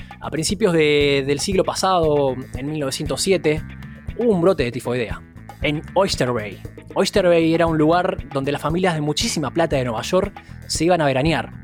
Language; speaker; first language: Spanish; native; Spanish